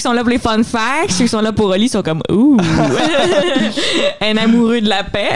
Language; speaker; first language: French; native; French